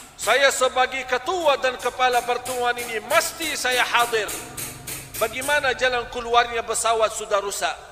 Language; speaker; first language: Malay; non-native, fluent; Arabic